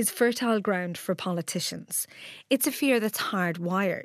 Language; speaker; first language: English; native; English